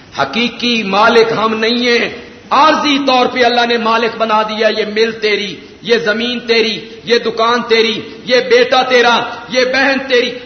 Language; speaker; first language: Urdu; non-native, local second language; Punjabi